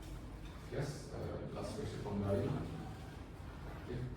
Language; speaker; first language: English; non-native, fluent; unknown